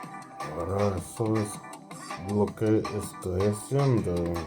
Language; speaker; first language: Spanish; non-native, learner; English